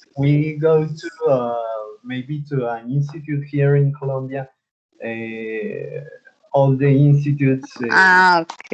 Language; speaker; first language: English; non-native, learner; Spanish